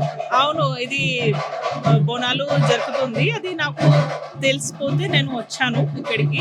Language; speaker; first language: Telugu; non-native, local second language; Hindi